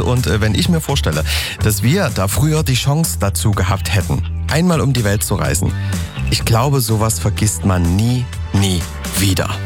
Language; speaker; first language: German; native; German